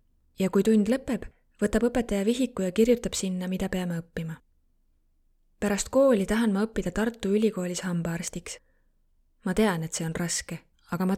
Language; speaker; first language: Estonian; non-native, learner; Arabic